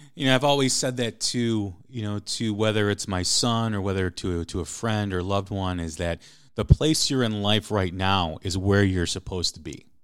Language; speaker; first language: English; native; English